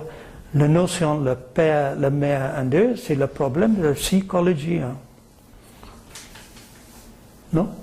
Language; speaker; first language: French; non-native, fluent; English